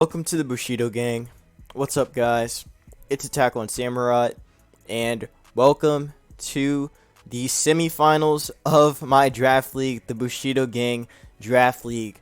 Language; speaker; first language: English; native; English